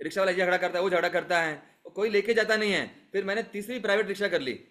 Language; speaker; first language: Hindi; non-native, local second language; Marathi